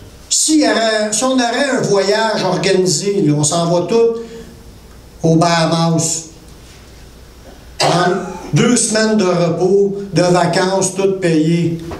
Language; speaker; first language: French; native; French